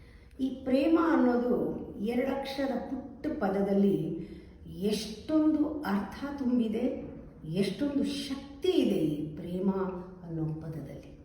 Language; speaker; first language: Kannada; native; Kannada